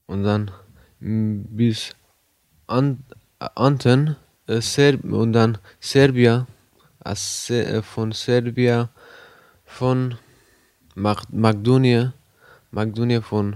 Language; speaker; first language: German; non-native, learner; Persian